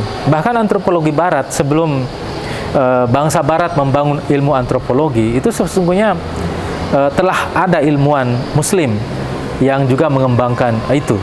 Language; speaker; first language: Indonesian; native; Indonesian